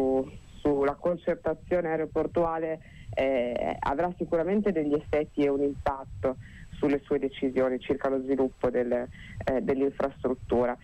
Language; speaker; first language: Italian; native; Italian